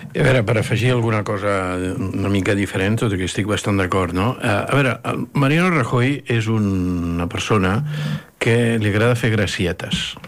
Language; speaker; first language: Catalan; native; Catalan